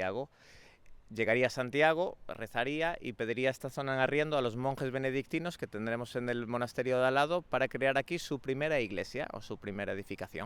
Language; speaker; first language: Spanish; native; Spanish